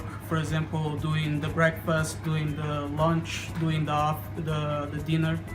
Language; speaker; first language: English; non-native, learner; Portuguese